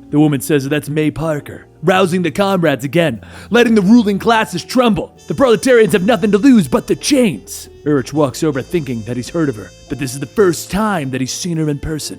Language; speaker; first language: English; native; English